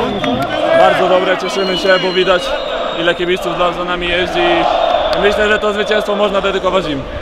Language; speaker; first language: Polish; native; Polish